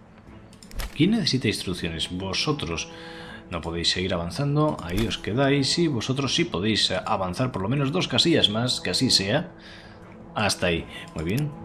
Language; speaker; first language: Spanish; native; Spanish